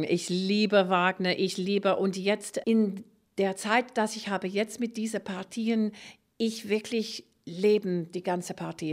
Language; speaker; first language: German; non-native, fluent; English